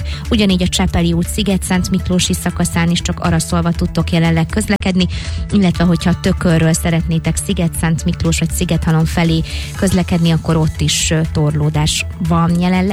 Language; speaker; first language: Hungarian; native; Hungarian